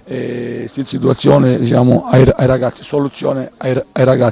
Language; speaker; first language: Italian; native; Italian